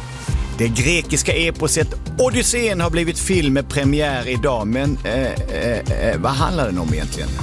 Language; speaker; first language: Swedish; native; Swedish